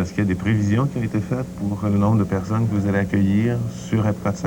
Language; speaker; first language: French; native; French